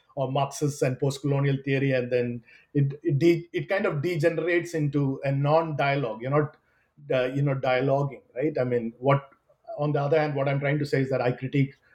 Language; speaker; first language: English; non-native, local second language; Malayalam